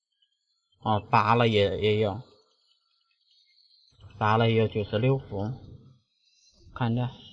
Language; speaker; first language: Chinese; native; Chinese